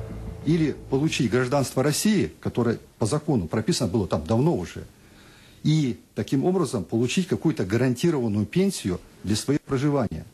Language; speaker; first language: Russian; native; Russian